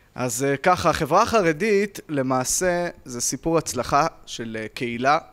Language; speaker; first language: Hebrew; native; Hebrew